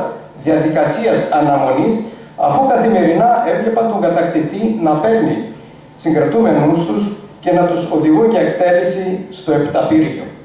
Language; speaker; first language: Greek; native; Greek